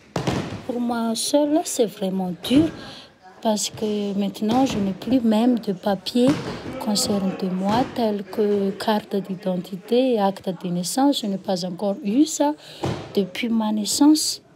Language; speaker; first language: French; non-native, local second language; Malagasy